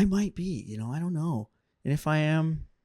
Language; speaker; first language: English; native; English